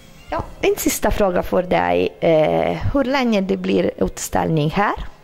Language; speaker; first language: Swedish; non-native, fluent; Italian